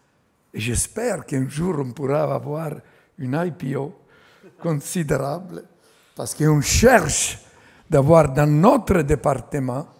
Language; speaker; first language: French; non-native, fluent; Italian